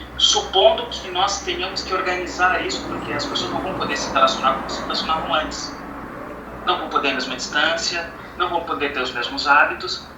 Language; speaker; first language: Portuguese; native; Portuguese